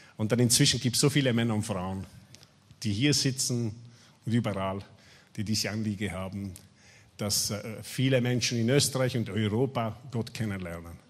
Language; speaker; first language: German; non-native, fluent; Italian